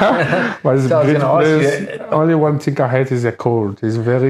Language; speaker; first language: English; non-native, learner; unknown